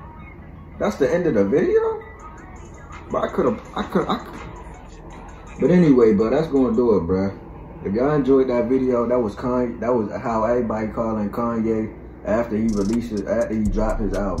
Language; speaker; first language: English; native; English